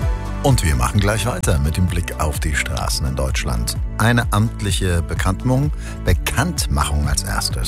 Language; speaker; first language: German; native; German